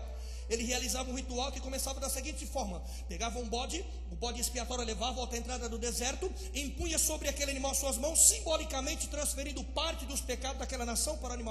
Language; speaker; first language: Portuguese; native; Portuguese